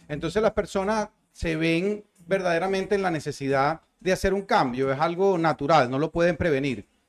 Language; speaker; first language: Spanish; native; Spanish